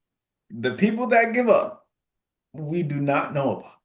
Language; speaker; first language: English; native; English